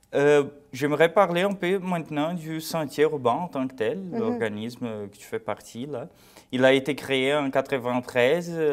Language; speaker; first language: French; non-native, fluent; Portuguese